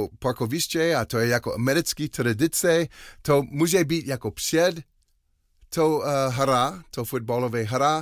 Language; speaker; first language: Czech; non-native, learner; English